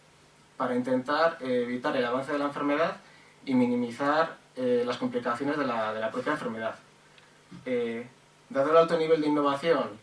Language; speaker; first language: Spanish; native; Spanish